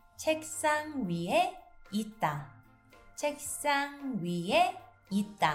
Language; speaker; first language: Korean; non-native, learner; Spanish